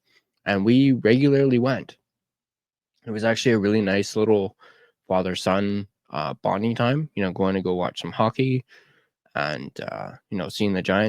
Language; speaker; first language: English; native; English